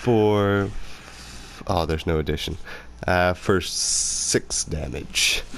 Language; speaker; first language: English; native; English